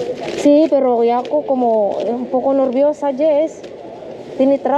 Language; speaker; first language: Spanish; non-native, learner; Filipino